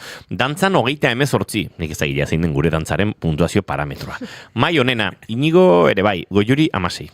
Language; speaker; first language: Basque; native; Basque